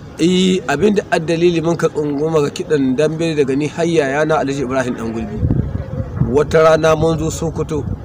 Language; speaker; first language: Hausa; native; Hausa